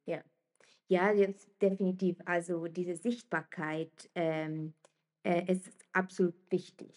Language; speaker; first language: German; non-native, fluent; Italian